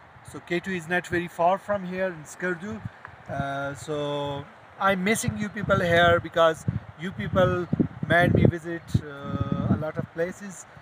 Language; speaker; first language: English; non-native, local second language; Pashto